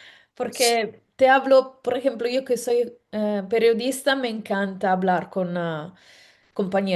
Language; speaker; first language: Spanish; non-native, fluent; Italian